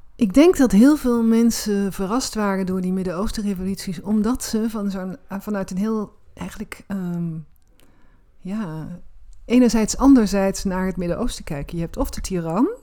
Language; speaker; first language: Dutch; native; Dutch